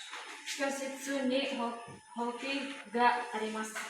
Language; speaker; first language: Japanese; non-native, learner; Indonesian